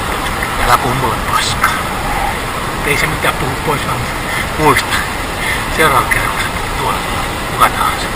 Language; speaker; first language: Finnish; native; Finnish